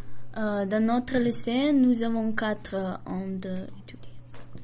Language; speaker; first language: French; non-native, learner; Macedonian